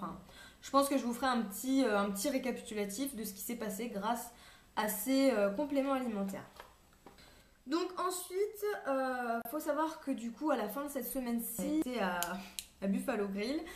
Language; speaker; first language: French; native; French